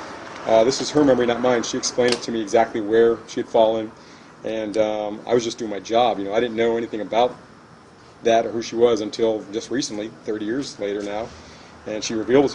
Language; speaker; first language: English; native; English